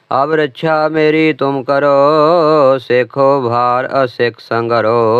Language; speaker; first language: Hindi; non-native, local second language; Punjabi